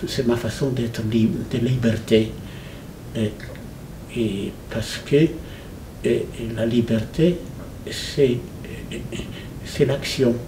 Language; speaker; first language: French; non-native, fluent; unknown